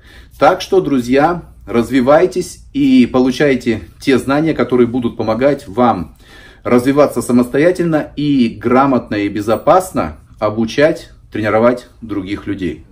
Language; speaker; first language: Russian; native; Russian